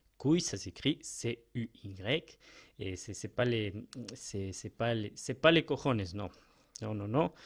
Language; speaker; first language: French; non-native, fluent; Spanish